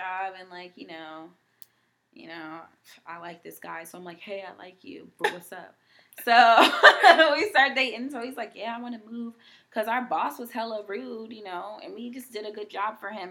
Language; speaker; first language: English; non-native, fluent; Haitian Creole